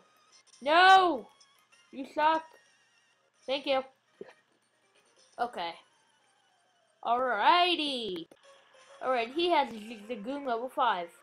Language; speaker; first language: English; native; English